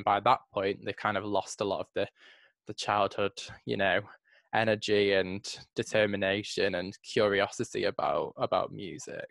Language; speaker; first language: English; native; English